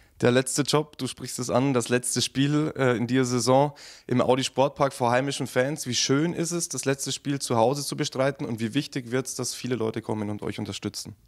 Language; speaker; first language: German; native; German